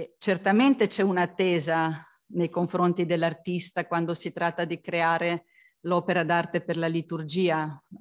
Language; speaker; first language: Italian; non-native, fluent; Slovenian